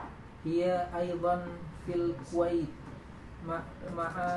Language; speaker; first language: Arabic; non-native, learner; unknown